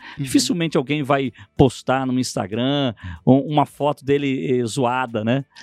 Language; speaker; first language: Portuguese; native; Portuguese